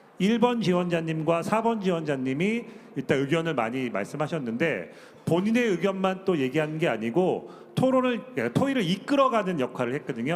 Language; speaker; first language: Korean; native; Korean